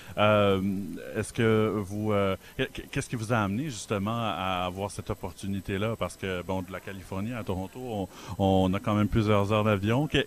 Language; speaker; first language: French; native; French